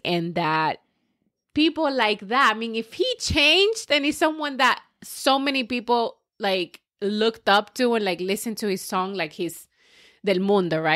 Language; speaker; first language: English; early bilingual, other home language; Spanish